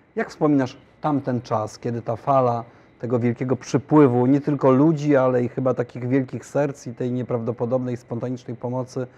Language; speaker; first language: Polish; native; Polish